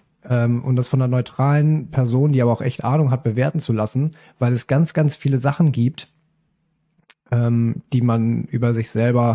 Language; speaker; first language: German; native; German